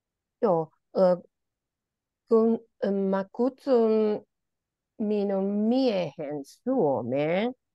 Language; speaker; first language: Finnish; non-native, learner; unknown